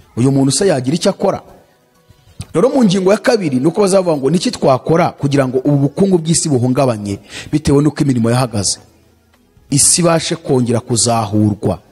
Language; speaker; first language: Kinyarwanda; native; Kinyarwanda